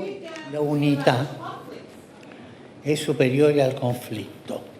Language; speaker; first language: Italian; early bilingual, heritage; Spanish